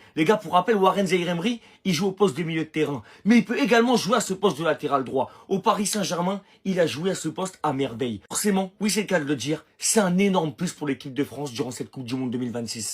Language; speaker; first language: French; native; French